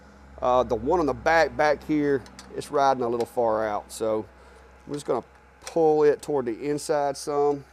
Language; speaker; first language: English; native; English